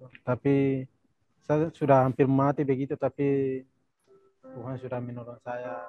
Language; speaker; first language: Indonesian; non-native, local second language; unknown